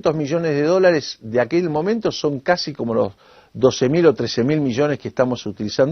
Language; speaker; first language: Spanish; native; Spanish